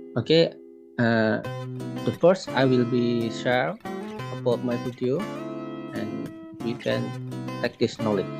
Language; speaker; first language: English; non-native, learner; Indonesian